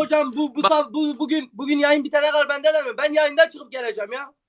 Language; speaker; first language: Turkish; native; Turkish